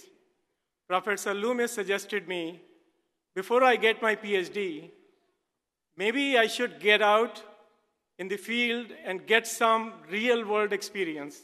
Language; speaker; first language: English; non-native, local second language; Hindi